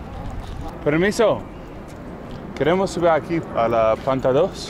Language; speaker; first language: Spanish; non-native, learner; English